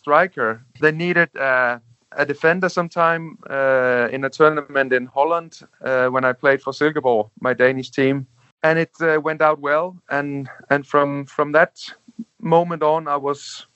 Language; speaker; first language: English; non-native, fluent; Danish